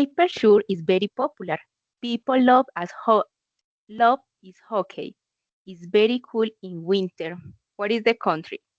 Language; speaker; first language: English; non-native, learner; Spanish